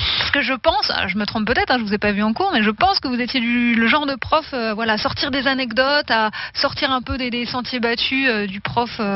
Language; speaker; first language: French; native; French